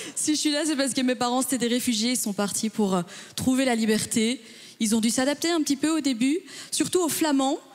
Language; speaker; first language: French; early bilingual, other home language; Persian